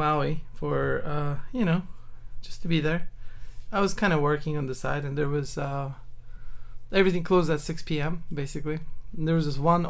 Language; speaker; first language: English; non-native, fluent; Turkish